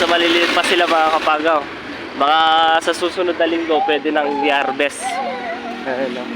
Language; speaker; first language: Filipino; native; Filipino